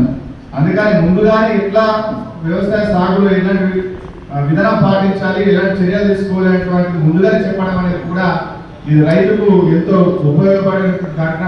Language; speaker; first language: Telugu; native; Telugu